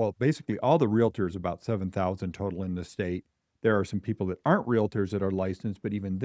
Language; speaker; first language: English; native; English